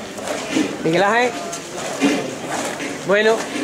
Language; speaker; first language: Spanish; native; Spanish